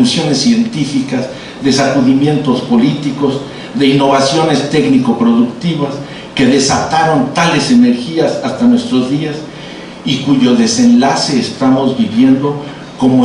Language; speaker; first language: Spanish; native; Spanish